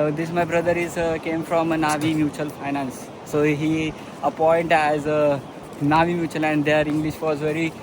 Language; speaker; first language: English; non-native, local second language; Marathi